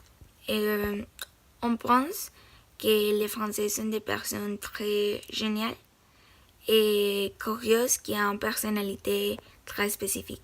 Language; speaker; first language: French; non-native, learner; Spanish